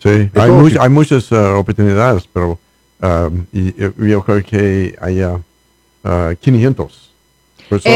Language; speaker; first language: Spanish; non-native, learner; English